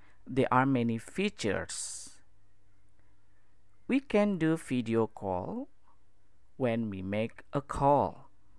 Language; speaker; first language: English; non-native, fluent; Indonesian